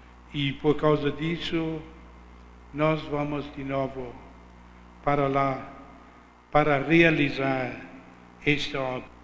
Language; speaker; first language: Portuguese; non-native, fluent; German